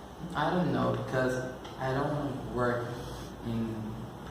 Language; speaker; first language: English; non-native, learner; Portuguese